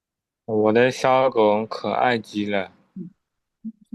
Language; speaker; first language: Chinese; non-native, learner; Burmese